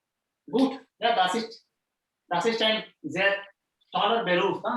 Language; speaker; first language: German; non-native, fluent; Hindi